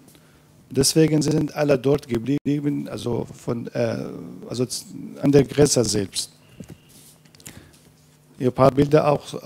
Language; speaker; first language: German; non-native, fluent; Kurdish